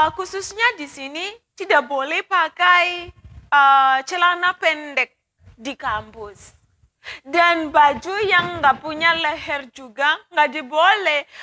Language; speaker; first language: Indonesian; non-native, fluent; Shona